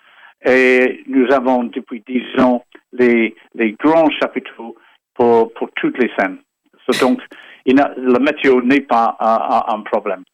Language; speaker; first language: French; non-native, fluent; English